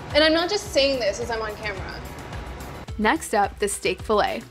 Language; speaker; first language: English; native; English